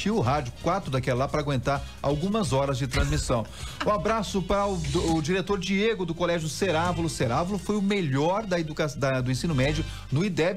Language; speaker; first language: Portuguese; native; Portuguese